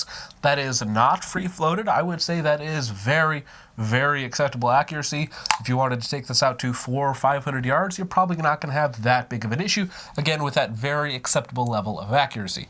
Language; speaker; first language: English; native; English